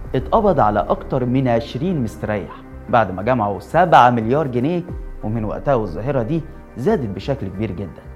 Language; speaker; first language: Arabic; native; Arabic